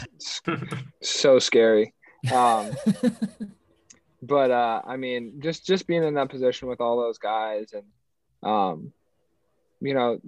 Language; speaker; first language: English; native; English